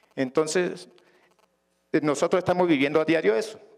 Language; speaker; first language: Spanish; non-native, local second language; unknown